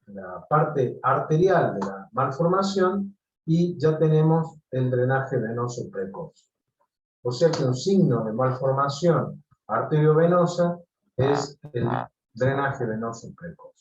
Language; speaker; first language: Spanish; native; Spanish